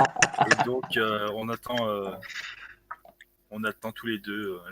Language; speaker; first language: French; native; French